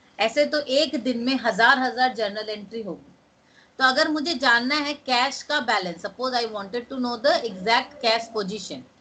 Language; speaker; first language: Hindi; non-native, local second language; Bangla